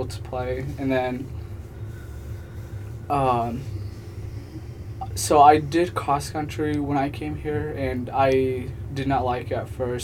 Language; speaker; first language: English; non-native, fluent; Tigrinya